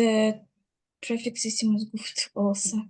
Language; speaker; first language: English; non-native, learner; Russian